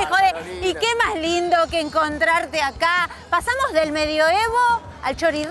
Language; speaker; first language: Spanish; native; Spanish